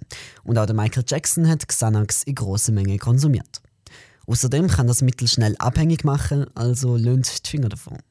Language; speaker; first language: German; native; German